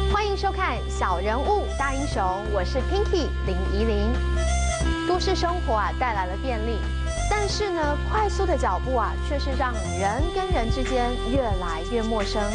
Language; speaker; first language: Chinese; native; Chinese